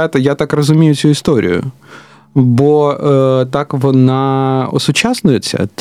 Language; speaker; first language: Ukrainian; non-native, local second language; Russian